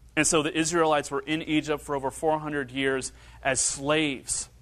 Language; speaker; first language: English; native; English